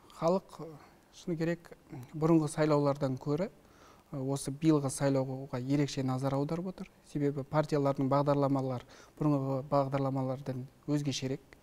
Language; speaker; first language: Kazakh; native; Kazakh